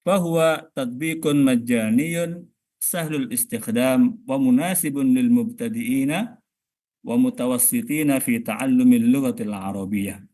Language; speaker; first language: Arabic; non-native, fluent; Indonesian